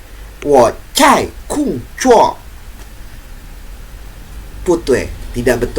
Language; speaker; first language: Chinese; non-native, learner; Indonesian